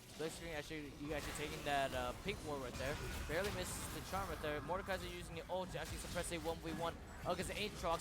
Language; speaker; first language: English; native; English